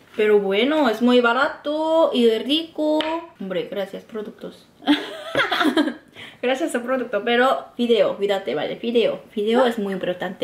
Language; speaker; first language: Spanish; non-native, learner; Korean